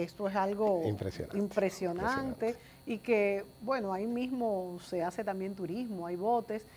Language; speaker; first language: Spanish; native; Spanish